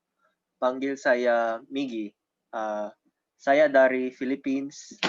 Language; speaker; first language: Indonesian; non-native, learner; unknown